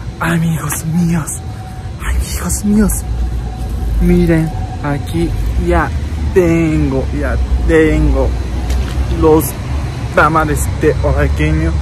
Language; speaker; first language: Spanish; non-native, learner; Japanese